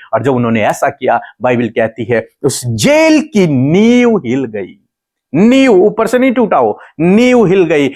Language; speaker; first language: Hindi; native; Hindi